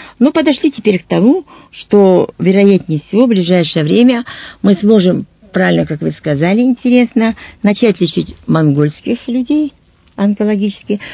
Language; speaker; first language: Russian; native; Russian